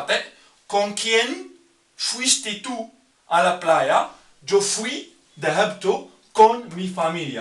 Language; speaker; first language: Spanish; non-native, fluent; Arabic